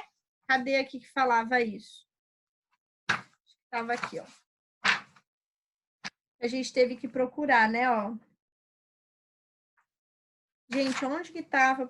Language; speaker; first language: Portuguese; native; Portuguese